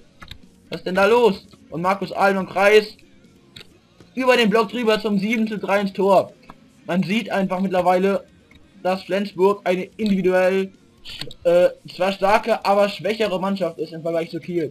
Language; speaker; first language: German; native; German